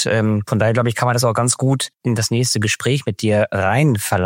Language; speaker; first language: German; native; German